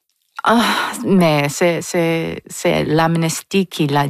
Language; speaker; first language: French; non-native, local second language; English